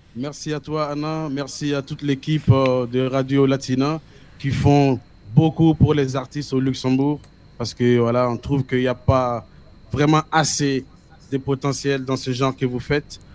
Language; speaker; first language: French; non-native, local second language; Mossi